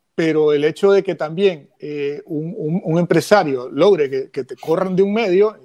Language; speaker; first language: Spanish; native; Spanish